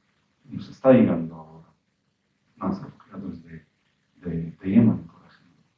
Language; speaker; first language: Spanish; non-native, fluent; Arabic